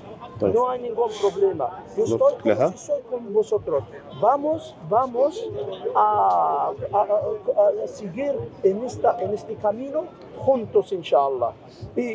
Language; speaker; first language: Spanish; non-native, fluent; Arabic